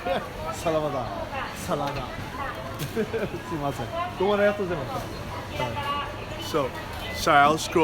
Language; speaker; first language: Japanese; non-native, learner; English